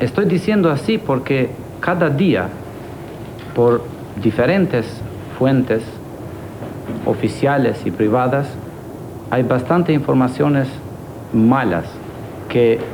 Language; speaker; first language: Spanish; non-native, fluent; Albanian